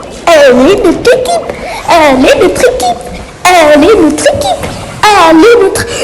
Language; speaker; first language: French; native; French